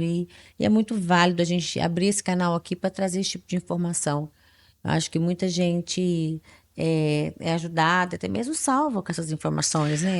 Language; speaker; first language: Portuguese; native; Portuguese